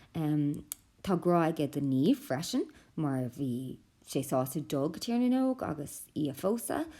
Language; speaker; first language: Irish; non-native, local second language; English